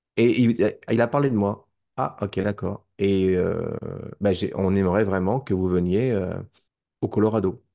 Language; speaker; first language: French; native; French